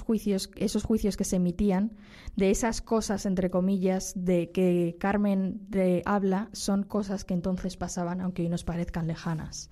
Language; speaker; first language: Spanish; native; Spanish